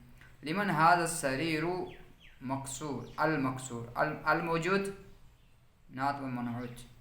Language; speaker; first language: Arabic; non-native, fluent; Urdu